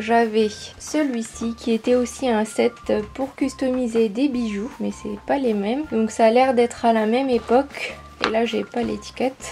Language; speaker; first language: French; native; French